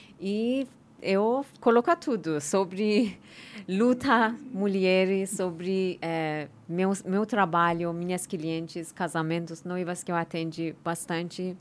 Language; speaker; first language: Portuguese; non-native, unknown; Persian